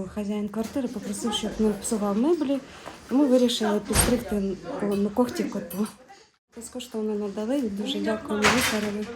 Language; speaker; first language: Ukrainian; native; Ukrainian